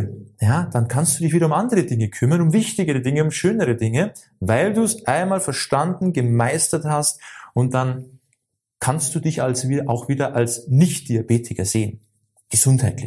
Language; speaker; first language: German; native; German